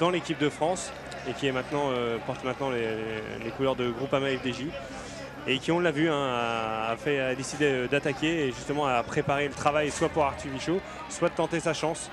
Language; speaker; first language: French; native; French